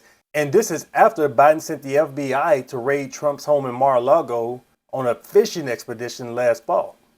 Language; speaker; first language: English; native; English